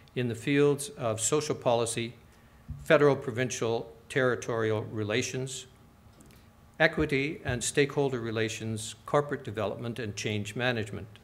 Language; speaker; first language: English; native; English